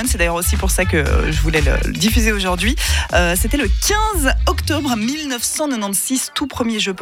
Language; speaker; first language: French; native; French